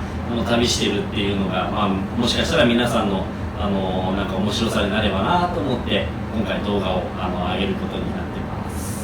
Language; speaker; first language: Japanese; native; Japanese